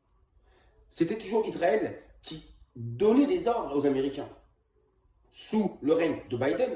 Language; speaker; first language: French; non-native, local second language; Kongo